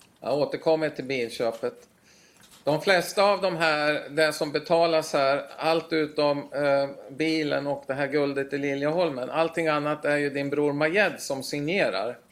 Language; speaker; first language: Swedish; native; Swedish